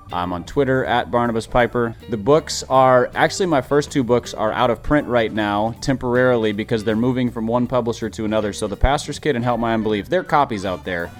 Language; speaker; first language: English; native; English